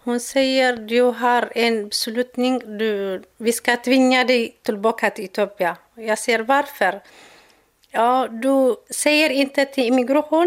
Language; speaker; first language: Swedish; non-native, learner; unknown